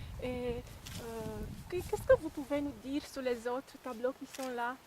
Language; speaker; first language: French; non-native, fluent; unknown